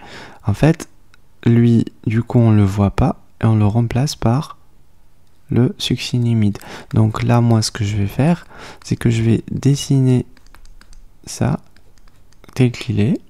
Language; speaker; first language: French; native; French